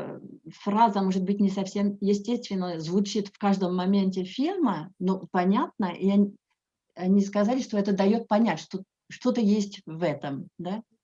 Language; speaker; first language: Russian; non-native, fluent; French